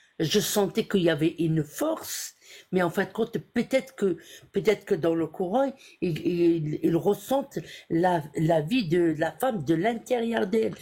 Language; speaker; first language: French; early bilingual, other home language; Arabic